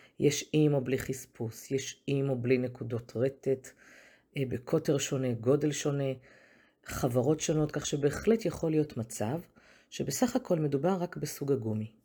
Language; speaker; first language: Hebrew; native; Hebrew